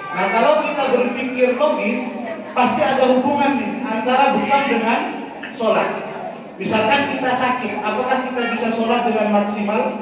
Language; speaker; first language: Indonesian; non-native, local second language; Madurese